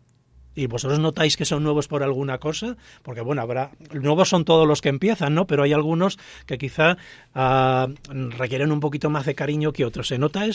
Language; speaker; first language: Spanish; native; Spanish